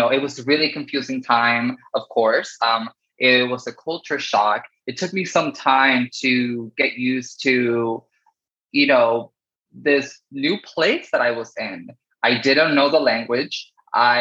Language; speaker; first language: English; early bilingual, other home language; Spanish